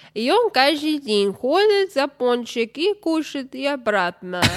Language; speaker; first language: Russian; non-native, learner; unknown